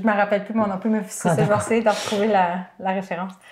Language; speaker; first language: French; native; French